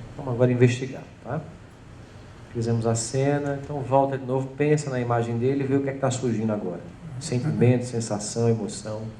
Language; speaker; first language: Portuguese; native; Portuguese